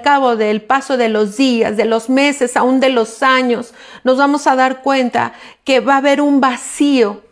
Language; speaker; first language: Spanish; native; Spanish